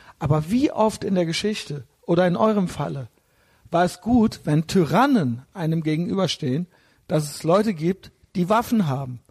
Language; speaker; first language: German; native; German